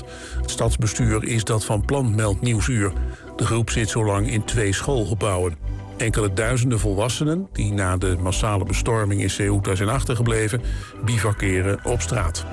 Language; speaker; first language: Dutch; native; Dutch